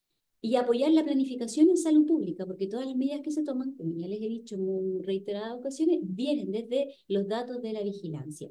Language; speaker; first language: Spanish; native; Spanish